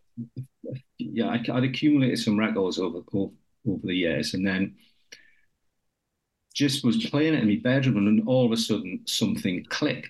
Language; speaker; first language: English; native; English